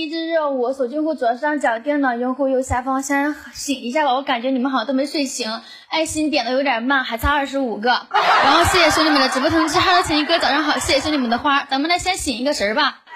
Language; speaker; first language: Chinese; native; Chinese